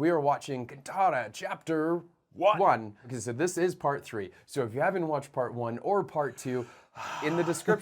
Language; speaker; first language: English; native; English